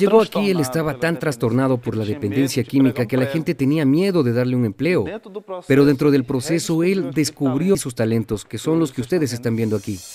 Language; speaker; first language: Spanish; non-native, fluent; Portuguese